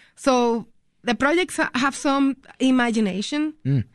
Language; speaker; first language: English; non-native, fluent; Spanish